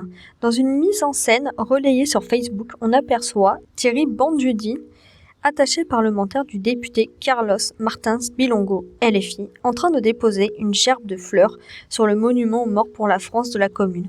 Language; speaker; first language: French; native; French